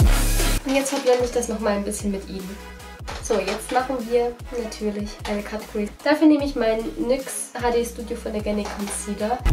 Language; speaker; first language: German; native; German